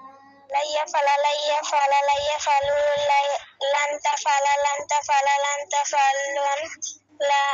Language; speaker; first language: Arabic; non-native, learner; Bangla